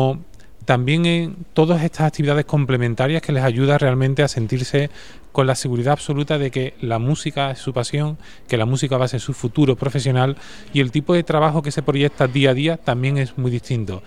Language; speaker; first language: Spanish; native; Spanish